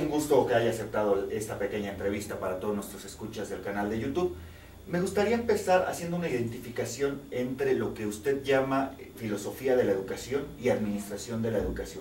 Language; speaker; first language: Spanish; native; Spanish